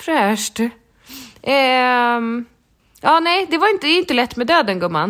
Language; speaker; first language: Swedish; native; Swedish